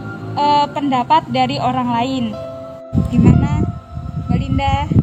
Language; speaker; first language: Indonesian; native; Indonesian